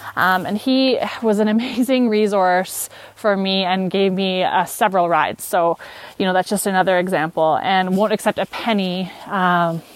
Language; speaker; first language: English; native; English